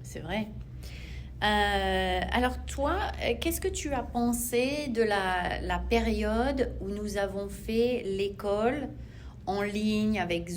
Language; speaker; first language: French; non-native, fluent; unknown